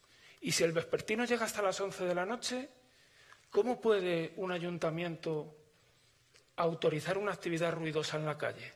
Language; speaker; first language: Spanish; native; Spanish